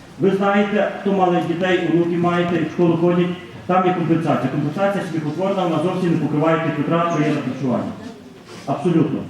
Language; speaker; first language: Ukrainian; native; Ukrainian